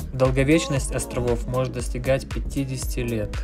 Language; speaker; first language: Russian; native; Russian